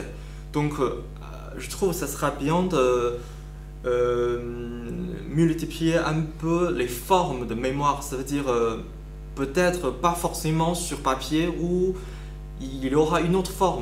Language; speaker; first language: French; non-native, fluent; Chinese